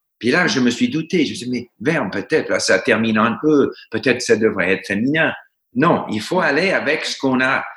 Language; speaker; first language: French; non-native, fluent; English